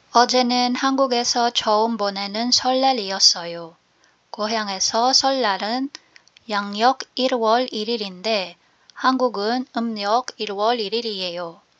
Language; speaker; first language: Korean; non-native, fluent; Filipino